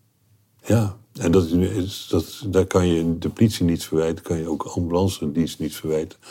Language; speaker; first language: Dutch; native; Dutch